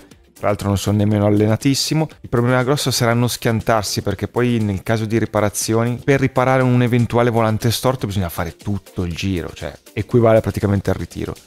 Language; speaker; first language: Italian; native; Italian